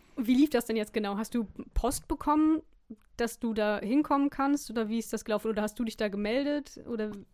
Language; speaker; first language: German; native; German